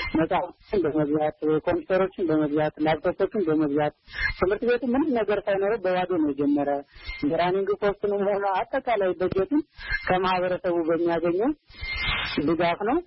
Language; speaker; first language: Amharic; native; Amharic